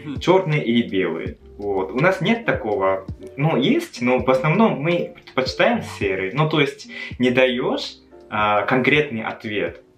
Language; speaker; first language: Russian; non-native, fluent; Japanese